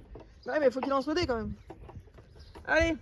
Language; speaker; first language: French; native; French